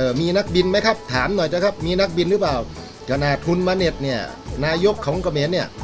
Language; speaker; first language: Thai; native; Thai